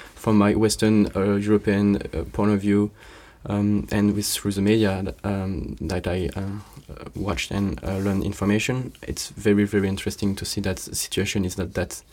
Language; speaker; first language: English; non-native, fluent; French